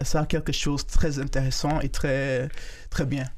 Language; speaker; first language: French; non-native, local second language; Kinyarwanda